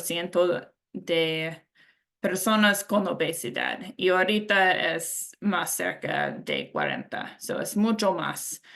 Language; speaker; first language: Spanish; non-native, learner; English